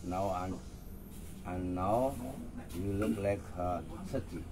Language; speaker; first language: English; non-native, learner; Balinese